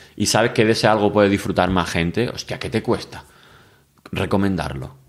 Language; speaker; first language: Spanish; native; Spanish